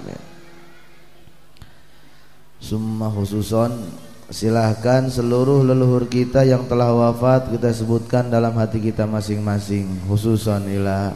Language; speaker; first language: Indonesian; native; Indonesian